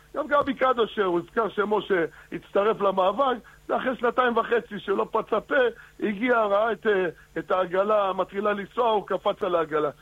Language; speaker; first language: Hebrew; native; Hebrew